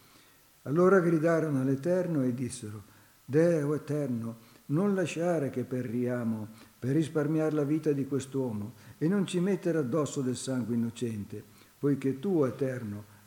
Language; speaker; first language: Italian; native; Italian